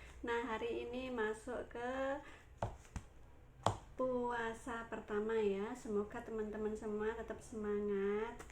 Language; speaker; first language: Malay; non-native, local second language; Javanese